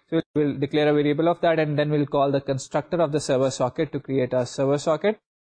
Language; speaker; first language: English; non-native, local second language; Urdu